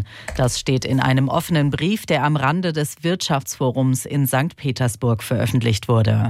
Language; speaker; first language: German; native; German